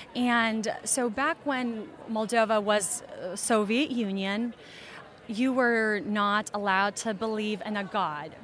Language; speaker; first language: English; early bilingual, other home language; Russian